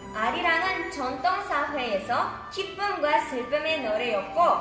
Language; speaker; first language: Korean; non-native, fluent; Uzbek